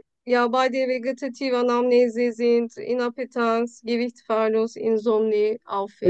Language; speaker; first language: German; non-native, learner; Turkish